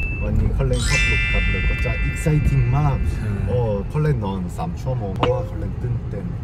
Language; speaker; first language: Thai; non-native, learner; Korean